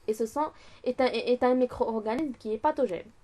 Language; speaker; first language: French; non-native, local second language; Arabic